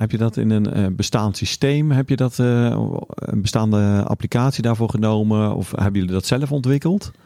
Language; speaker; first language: Dutch; native; Dutch